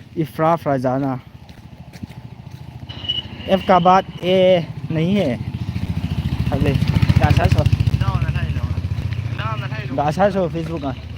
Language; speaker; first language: Hindi; non-native, local second language; Thado Chin